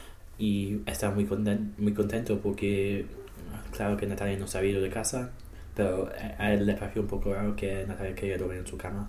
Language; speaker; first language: Spanish; non-native, learner; English